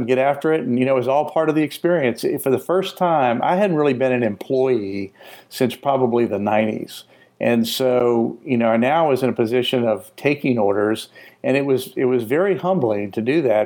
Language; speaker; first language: English; native; English